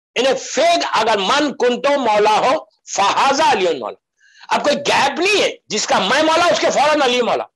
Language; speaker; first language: Urdu; native; Urdu